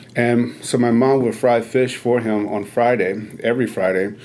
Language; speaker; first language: English; native; English